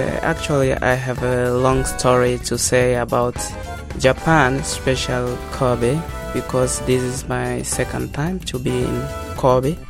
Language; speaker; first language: English; non-native, local second language; Portuguese